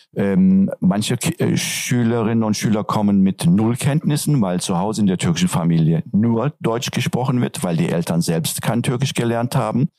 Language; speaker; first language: German; non-native, fluent; Turkish